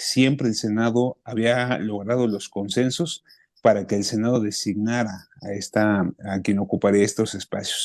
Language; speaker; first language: Spanish; native; Spanish